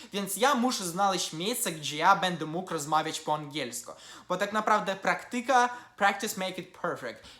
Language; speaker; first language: Polish; non-native, fluent; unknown